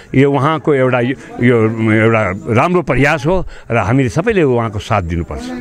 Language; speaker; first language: Nepali; native; Nepali